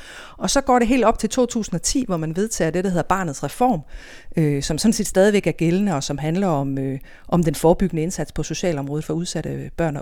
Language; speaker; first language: Danish; native; Danish